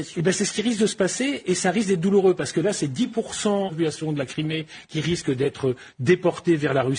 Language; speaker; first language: French; native; French